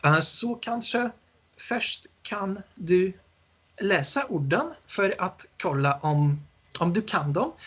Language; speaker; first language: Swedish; non-native, learner; Polish